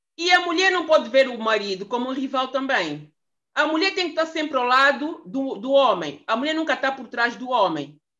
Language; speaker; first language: Portuguese; native; Portuguese